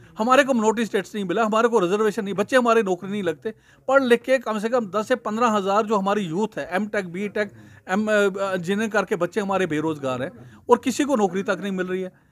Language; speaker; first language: Hindi; non-native, local second language; Punjabi